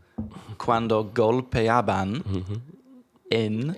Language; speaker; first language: Spanish; non-native, learner; English